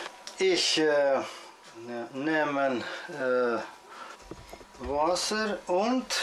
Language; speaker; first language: German; non-native, learner; Russian